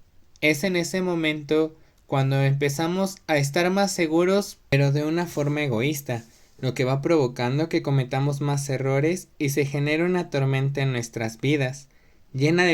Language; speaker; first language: Spanish; native; Spanish